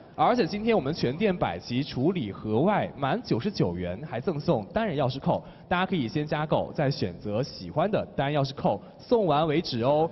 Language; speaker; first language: Chinese; native; Chinese